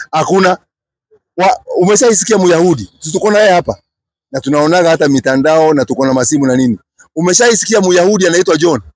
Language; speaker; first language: Swahili; non-native, local second language; Kikuyu